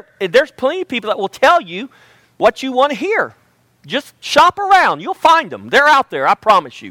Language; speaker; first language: English; native; English